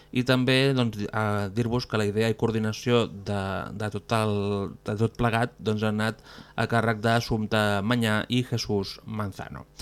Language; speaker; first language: Catalan; native; Catalan